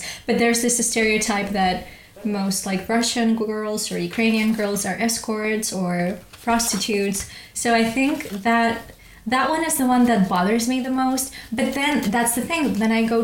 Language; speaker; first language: English; non-native, fluent; Russian